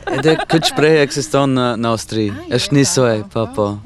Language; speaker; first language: Albanian; non-native, fluent; German